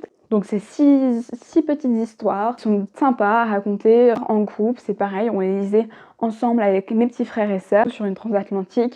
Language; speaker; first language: French; native; French